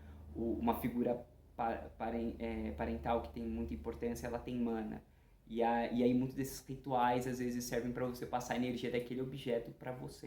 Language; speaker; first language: Portuguese; native; Portuguese